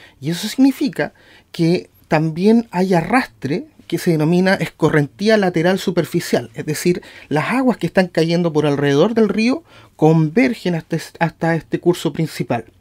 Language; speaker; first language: Spanish; native; Spanish